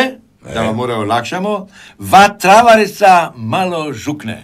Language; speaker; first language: Croatian; native; Croatian